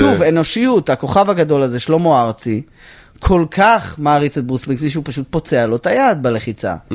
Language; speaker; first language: Hebrew; native; Hebrew